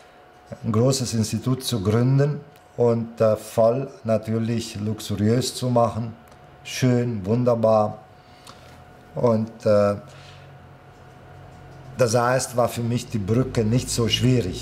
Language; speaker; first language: German; non-native, fluent; Italian